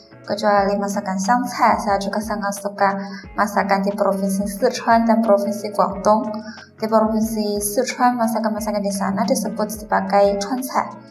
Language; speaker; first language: Indonesian; non-native, fluent; Chinese